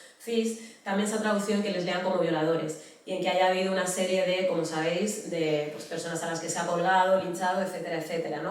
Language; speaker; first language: Spanish; native; Spanish